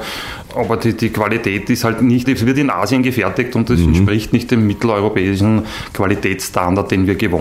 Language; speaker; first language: German; native; German